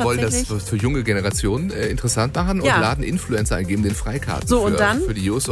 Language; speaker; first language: German; native; German